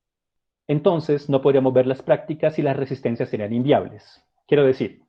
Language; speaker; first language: Spanish; native; Spanish